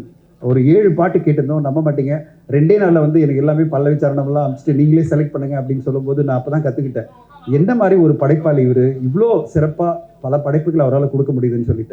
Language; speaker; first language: Tamil; native; Tamil